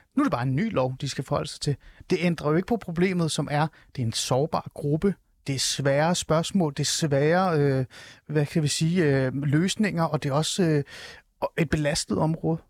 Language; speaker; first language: Danish; early bilingual, other home language; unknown